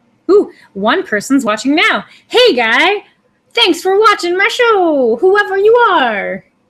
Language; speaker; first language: English; native; English